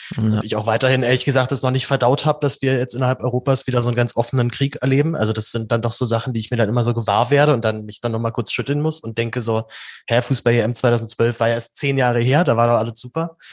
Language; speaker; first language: German; native; German